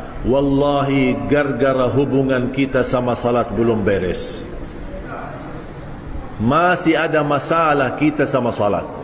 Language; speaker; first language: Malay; non-native, fluent; Arabic